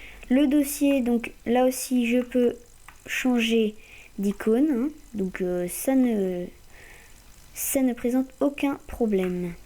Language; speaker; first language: French; native; French